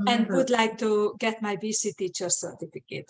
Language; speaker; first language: English; non-native, fluent; Hungarian